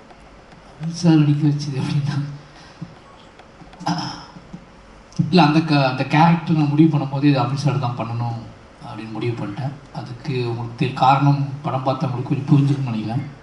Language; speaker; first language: Tamil; native; Tamil